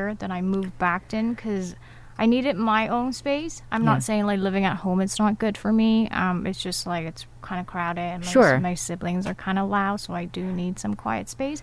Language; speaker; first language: English; native; English